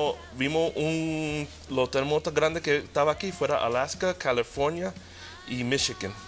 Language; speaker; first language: Spanish; early bilingual, heritage; Spanish